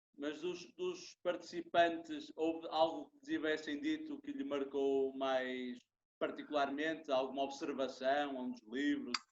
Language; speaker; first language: Portuguese; native; Portuguese